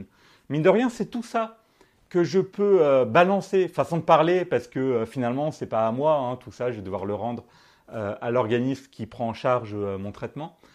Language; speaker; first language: French; native; French